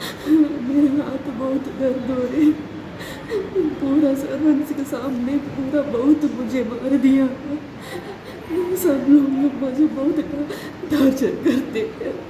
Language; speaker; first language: Hindi; non-native, local second language; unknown